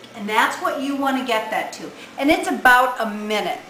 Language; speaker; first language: English; native; English